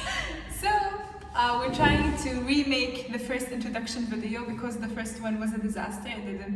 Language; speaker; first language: English; non-native, fluent; Arabic